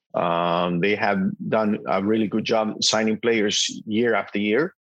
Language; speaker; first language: English; non-native, fluent; Spanish